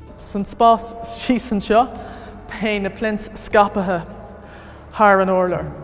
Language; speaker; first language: Irish; non-native, local second language; English